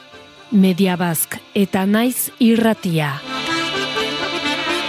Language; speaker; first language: Basque; native; Basque